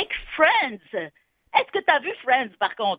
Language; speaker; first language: French; native; French